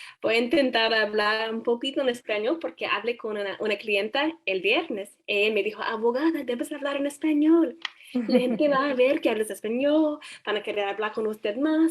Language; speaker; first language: Spanish; non-native, learner; English